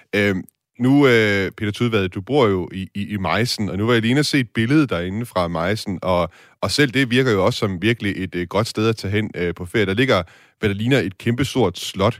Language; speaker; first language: Danish; native; Danish